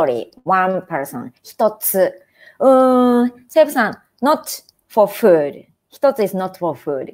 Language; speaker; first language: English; non-native, fluent; Japanese